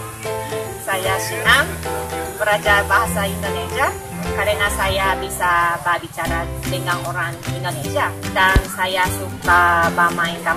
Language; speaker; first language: Indonesian; non-native, learner; Japanese